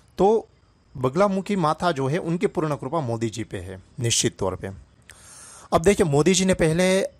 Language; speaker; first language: Hindi; non-native, local second language; Gujarati